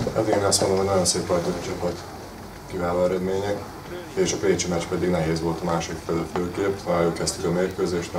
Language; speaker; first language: Hungarian; native; Hungarian